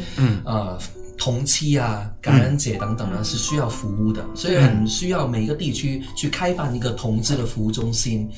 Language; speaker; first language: Chinese; non-native, local second language; Cantonese